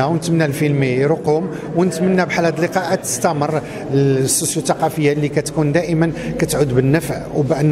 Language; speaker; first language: Arabic; native; Arabic